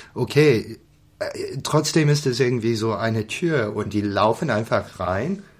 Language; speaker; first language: German; non-native, fluent; English